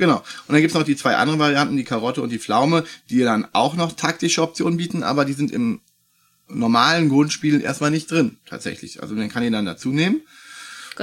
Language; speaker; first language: German; native; German